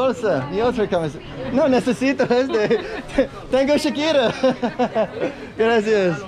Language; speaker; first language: Spanish; non-native, learner; English